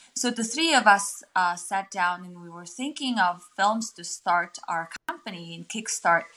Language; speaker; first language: English; non-native, fluent; Mongolian